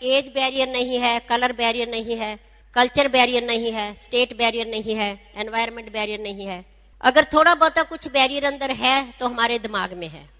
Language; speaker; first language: Hindi; non-native, local second language; Punjabi